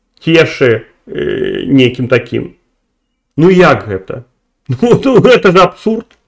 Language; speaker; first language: Belarusian; non-native, local second language; Russian